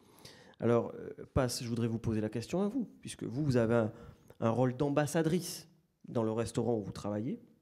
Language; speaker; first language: French; native; French